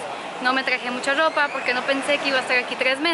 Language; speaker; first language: Spanish; early bilingual, heritage; Spanish